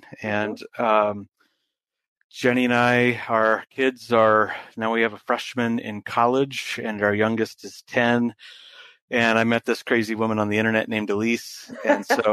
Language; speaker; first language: English; native; English